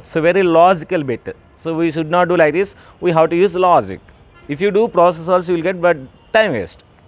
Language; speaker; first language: English; non-native, local second language; Telugu